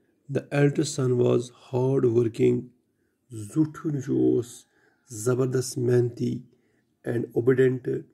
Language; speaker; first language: English; non-native, local second language; Kashmiri